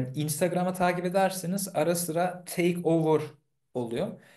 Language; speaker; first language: Turkish; early bilingual, heritage; Turkish